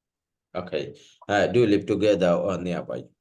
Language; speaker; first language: English; non-native, fluent; Bangla